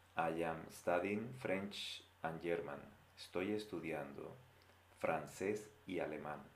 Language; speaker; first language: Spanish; native; Spanish